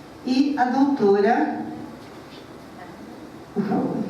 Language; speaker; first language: Portuguese; native; Portuguese